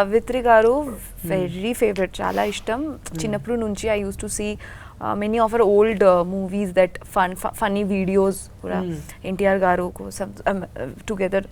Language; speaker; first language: Telugu; non-native, learner; Bangla